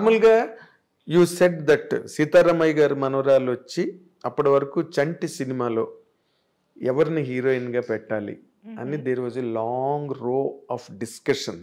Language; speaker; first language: Telugu; native; Telugu